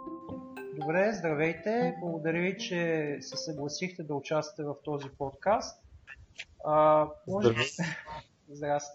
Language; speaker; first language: Bulgarian; native; Bulgarian